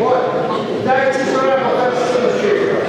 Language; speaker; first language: Russian; native; Russian